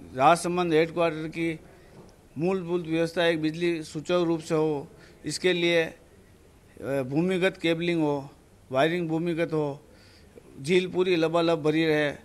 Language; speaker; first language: Hindi; native; Hindi